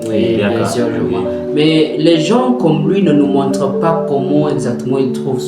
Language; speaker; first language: French; non-native, learner; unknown